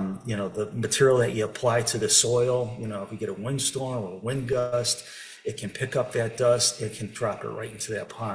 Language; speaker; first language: English; native; English